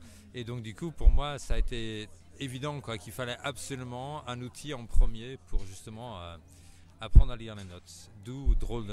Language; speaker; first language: French; native; French